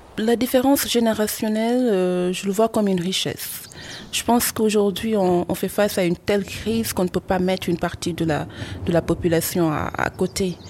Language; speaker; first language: French; non-native, local second language; Wolof